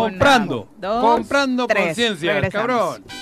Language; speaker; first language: Spanish; native; Spanish